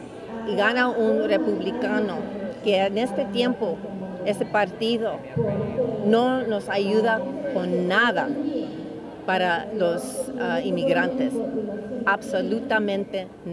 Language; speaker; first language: Spanish; early bilingual, heritage; English